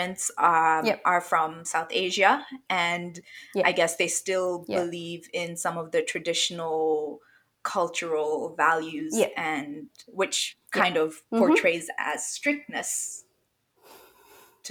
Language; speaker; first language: English; non-native, local second language; Bangla